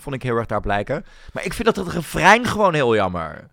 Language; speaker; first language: Dutch; native; Dutch